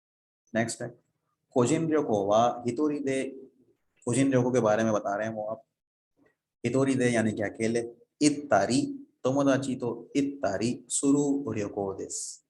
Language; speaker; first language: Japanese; non-native, fluent; Urdu